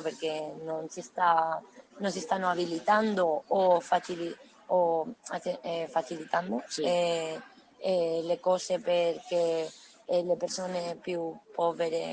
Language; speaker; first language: Italian; non-native, learner; Spanish